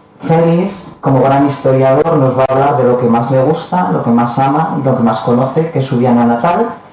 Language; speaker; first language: Spanish; native; Spanish